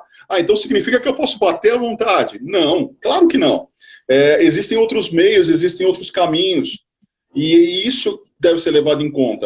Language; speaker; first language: Portuguese; native; Portuguese